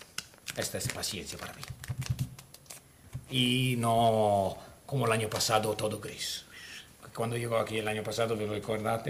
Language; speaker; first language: Spanish; non-native, learner; Italian